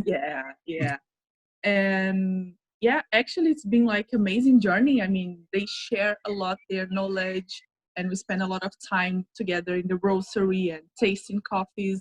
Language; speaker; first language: English; non-native, fluent; Portuguese